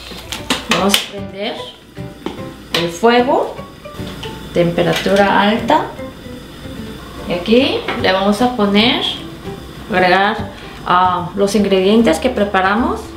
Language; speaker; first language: Spanish; non-native, fluent; Korean